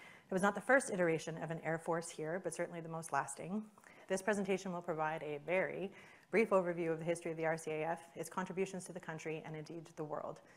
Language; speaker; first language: English; native; English